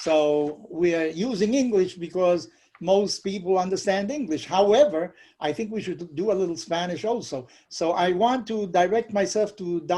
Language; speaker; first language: English; non-native, fluent; Spanish